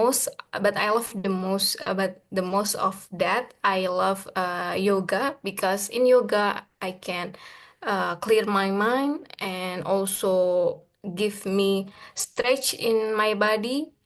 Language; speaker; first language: English; non-native, learner; Indonesian